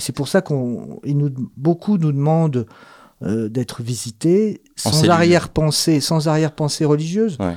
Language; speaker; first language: French; native; French